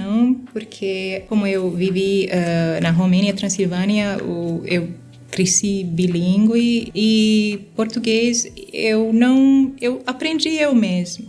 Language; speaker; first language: Portuguese; non-native, fluent; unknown